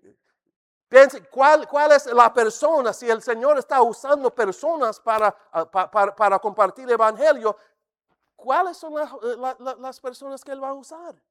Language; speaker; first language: Spanish; non-native, fluent; English